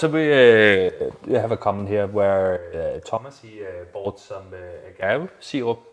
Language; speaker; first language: English; non-native, fluent; Danish